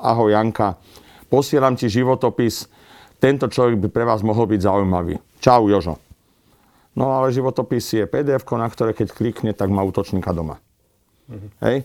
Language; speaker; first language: Slovak; native; Slovak